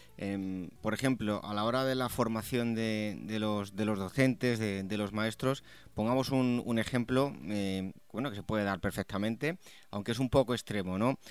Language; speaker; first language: Spanish; native; Spanish